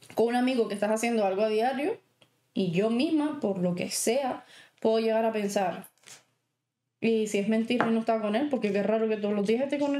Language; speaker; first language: Spanish; native; Spanish